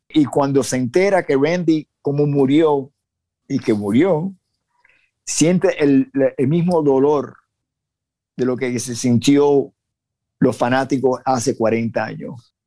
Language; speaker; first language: Spanish; native; Spanish